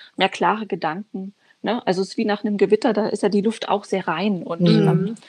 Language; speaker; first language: German; native; German